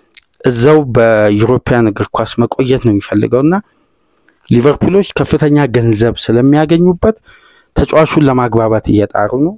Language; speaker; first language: Amharic; native; Amharic